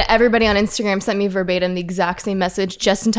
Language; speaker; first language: English; early bilingual, other home language; French